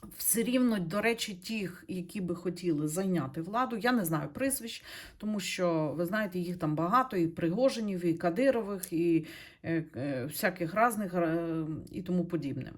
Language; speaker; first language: Ukrainian; non-native, local second language; Russian